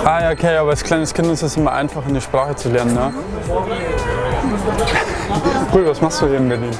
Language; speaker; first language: German; native; German